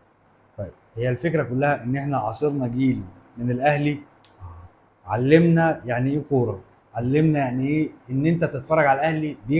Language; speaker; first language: Arabic; native; Arabic